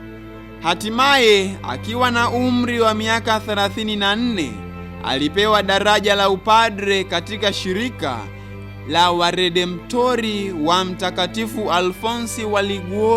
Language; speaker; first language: Swahili; native; Swahili